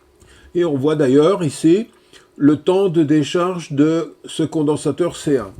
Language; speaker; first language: French; native; French